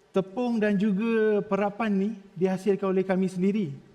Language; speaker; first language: Malay; native; Malay